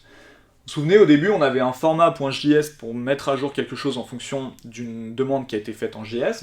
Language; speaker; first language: French; native; French